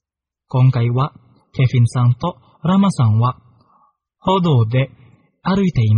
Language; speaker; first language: Japanese; non-native, fluent; Indonesian